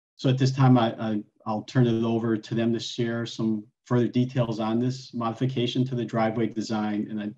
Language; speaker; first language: English; native; English